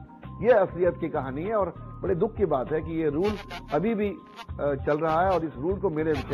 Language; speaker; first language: Hindi; native; Hindi